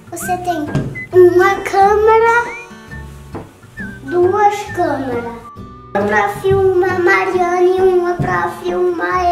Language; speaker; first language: Portuguese; early bilingual, heritage; Portuguese